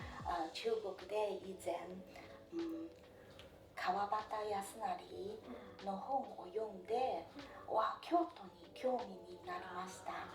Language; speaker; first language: Japanese; non-native, fluent; Chinese